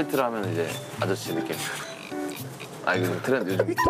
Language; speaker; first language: Korean; native; Korean